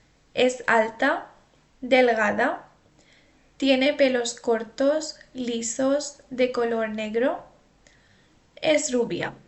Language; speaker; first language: Spanish; non-native, fluent; Urdu